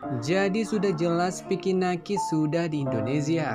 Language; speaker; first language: Indonesian; native; Indonesian